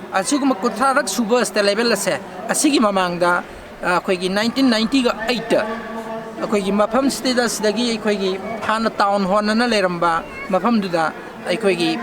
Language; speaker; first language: Manipuri; non-native, local second language; Tangkhul Naga (India)